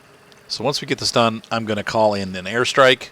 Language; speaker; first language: English; native; English